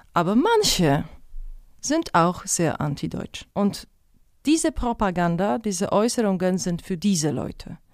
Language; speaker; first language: German; non-native, fluent; Polish